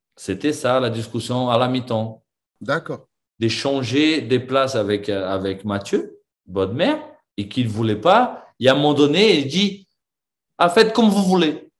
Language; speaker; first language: French; non-native, fluent; Portuguese